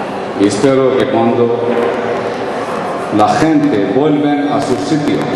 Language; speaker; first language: Spanish; non-native, learner; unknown